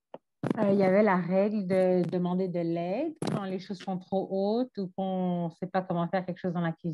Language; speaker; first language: French; native; French